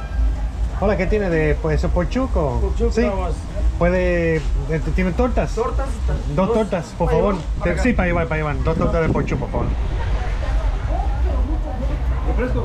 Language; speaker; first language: Spanish; non-native, learner; English